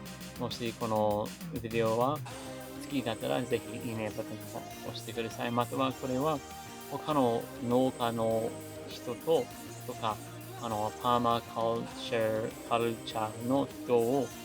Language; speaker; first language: Japanese; non-native, learner; English